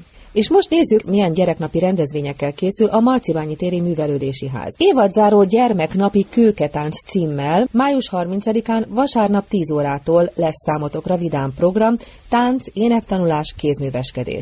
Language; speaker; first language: Hungarian; native; Hungarian